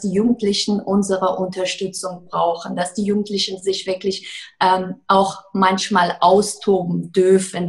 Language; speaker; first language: German; non-native, fluent; Persian